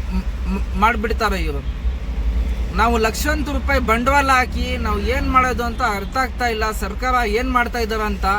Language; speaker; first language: Kannada; non-native, learner; Urdu